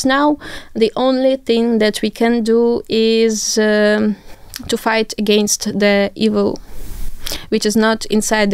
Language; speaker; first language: English; non-native, fluent; Ukrainian